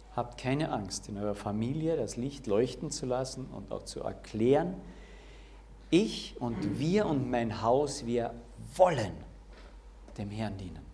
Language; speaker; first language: German; native; German